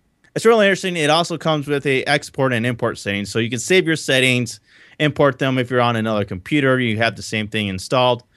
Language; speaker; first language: English; native; English